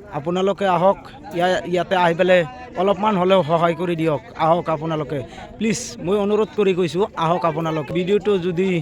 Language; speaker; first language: Assamese; non-native, local second language; Bangla